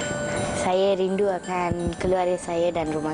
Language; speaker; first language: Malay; non-native, local second language; Tamil